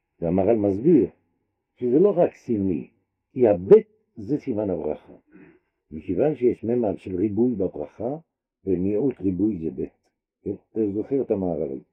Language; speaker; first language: Hebrew; non-native, fluent; French